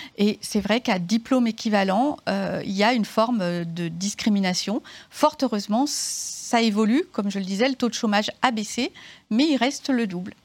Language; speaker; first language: French; native; French